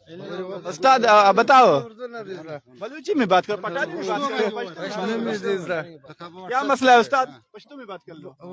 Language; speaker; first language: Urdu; non-native, local second language; Baluchi